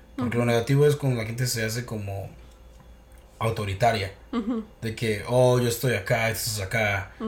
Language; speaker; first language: Spanish; early bilingual, heritage; Spanish